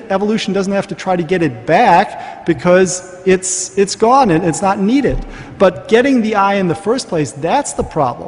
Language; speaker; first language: English; native; English